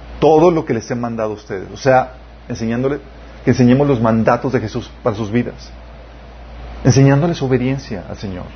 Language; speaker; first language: Spanish; native; Spanish